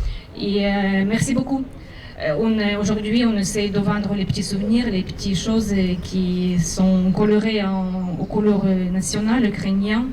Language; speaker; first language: French; non-native, fluent; Ukrainian